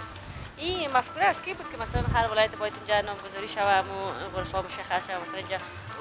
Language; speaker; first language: Persian; native; Persian